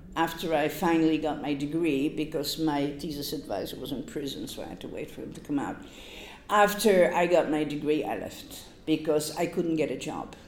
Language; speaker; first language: English; non-native, fluent; Polish